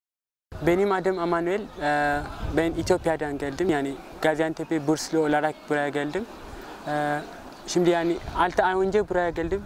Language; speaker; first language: Turkish; non-native, learner; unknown